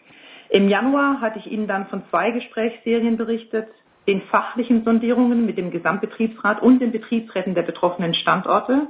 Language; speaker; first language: German; native; German